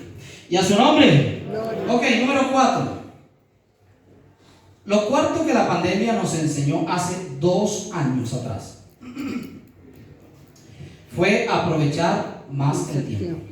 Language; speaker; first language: Spanish; native; Spanish